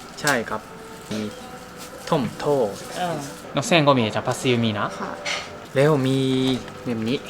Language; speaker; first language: Thai; non-native, learner; Japanese